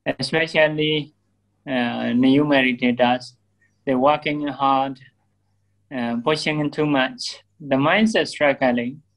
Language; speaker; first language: English; non-native, learner; Burmese